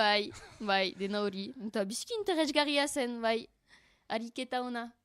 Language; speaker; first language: Basque; non-native, learner; French